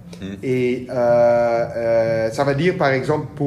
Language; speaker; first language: French; non-native, learner; Dutch